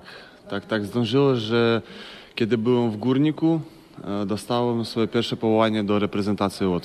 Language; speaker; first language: Polish; non-native, fluent; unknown